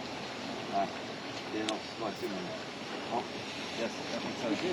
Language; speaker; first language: Swedish; native; Swedish